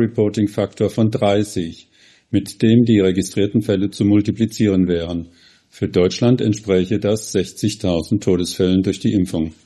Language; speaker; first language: German; native; German